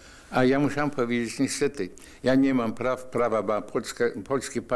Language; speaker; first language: Polish; non-native, fluent; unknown